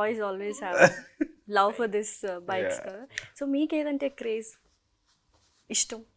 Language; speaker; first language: Telugu; native; Telugu